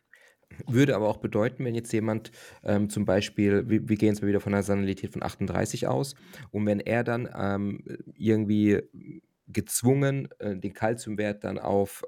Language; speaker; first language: German; native; German